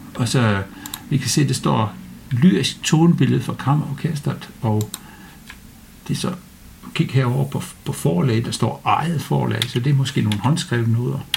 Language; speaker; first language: Danish; non-native, fluent; English